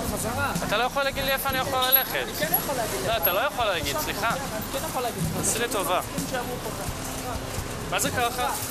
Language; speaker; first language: Hebrew; non-native, fluent; Portuguese